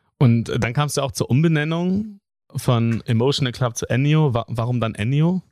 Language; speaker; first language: German; native; German